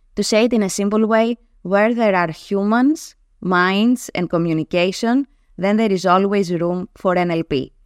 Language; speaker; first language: English; non-native, fluent; Greek